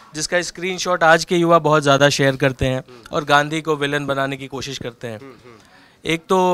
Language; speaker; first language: Hindi; native; Hindi